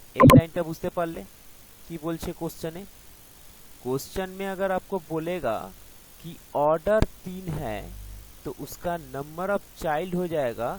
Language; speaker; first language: Hindi; non-native, local second language; Bangla